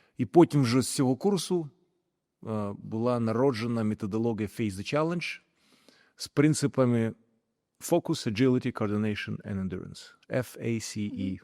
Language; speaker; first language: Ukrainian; non-native, local second language; Russian